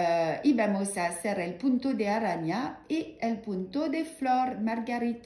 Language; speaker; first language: Spanish; non-native, learner; French